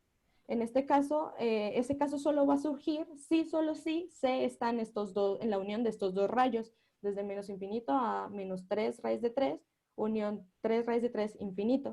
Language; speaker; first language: Spanish; native; Spanish